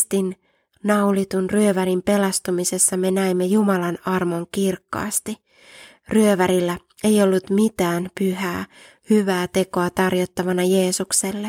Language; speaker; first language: Finnish; native; Finnish